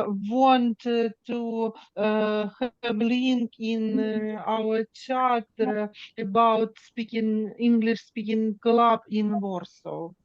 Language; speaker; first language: English; non-native, learner; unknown